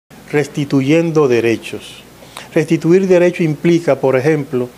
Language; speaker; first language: Spanish; native; Spanish